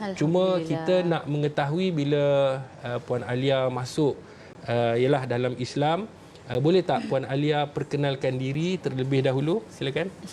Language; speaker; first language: Malay; native; Malay